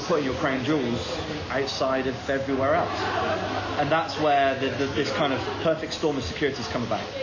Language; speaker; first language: English; native; English